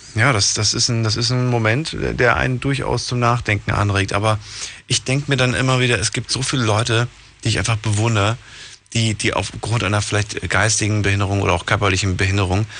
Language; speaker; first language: German; native; German